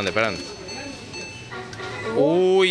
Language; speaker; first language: Spanish; native; Spanish